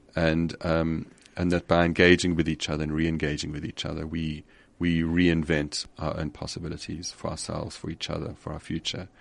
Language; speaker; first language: English; native; English